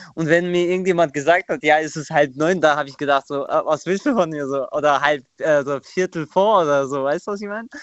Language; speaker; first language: German; non-native, fluent; Turkish